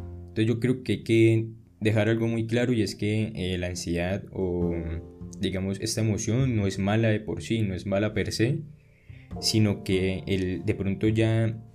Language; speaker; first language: Spanish; native; Spanish